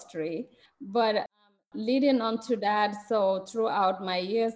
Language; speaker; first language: English; non-native, local second language; Mandingo